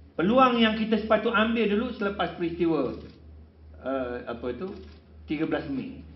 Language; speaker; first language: Malay; non-native, local second language; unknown